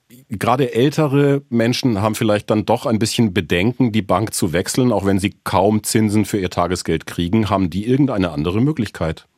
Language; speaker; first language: German; native; German